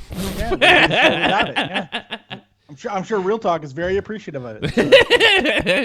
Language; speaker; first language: English; native; English